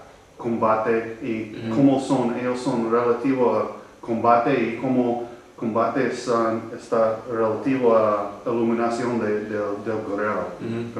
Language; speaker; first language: Spanish; non-native, learner; English